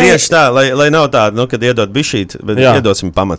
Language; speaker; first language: Latvian; native; Latvian